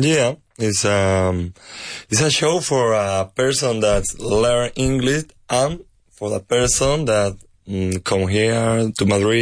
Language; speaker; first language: English; non-native, learner; Spanish